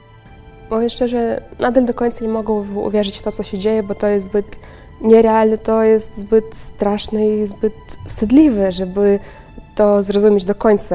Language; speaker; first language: Polish; non-native, fluent; Russian